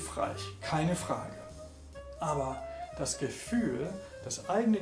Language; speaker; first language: German; native; German